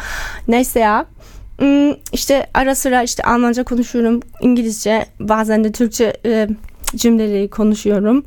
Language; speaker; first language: Turkish; early bilingual, heritage; Turkish